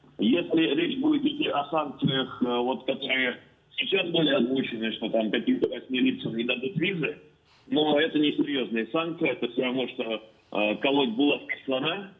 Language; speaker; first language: Russian; native; Russian